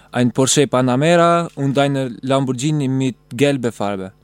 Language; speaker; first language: German; non-native, learner; Albanian